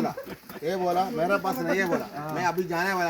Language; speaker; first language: Hindi; non-native, local second language; Malayalam